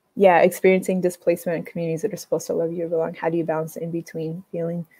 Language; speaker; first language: English; native; English